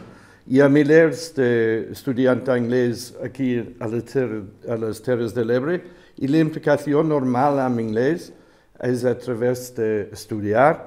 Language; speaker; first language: Catalan; non-native, learner; English